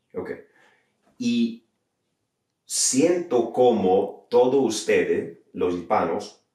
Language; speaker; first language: Spanish; non-native, fluent; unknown